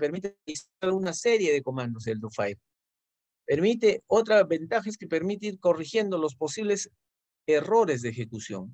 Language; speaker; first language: Spanish; native; Spanish